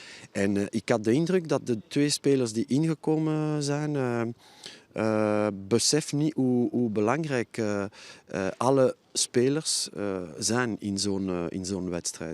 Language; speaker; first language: Dutch; non-native, fluent; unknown